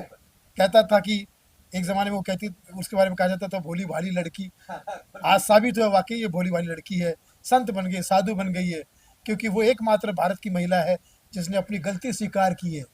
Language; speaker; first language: Hindi; native; Hindi